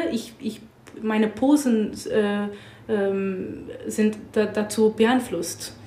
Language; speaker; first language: German; non-native, learner; English